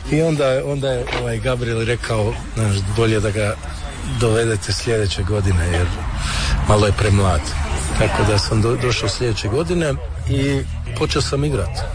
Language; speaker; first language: Serbian; early bilingual, heritage; Croatian